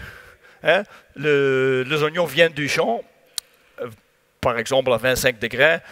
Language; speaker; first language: French; non-native, learner; Dutch